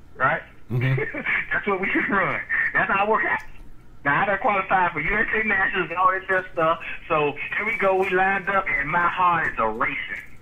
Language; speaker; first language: English; native; English